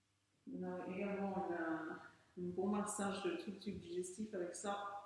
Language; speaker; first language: French; native; French